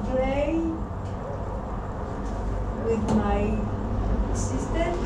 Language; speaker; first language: English; non-native, learner; Spanish